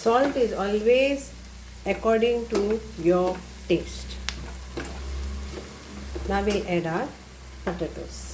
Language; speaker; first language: English; non-native, local second language; Konkani